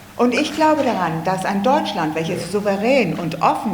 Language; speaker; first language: German; native; German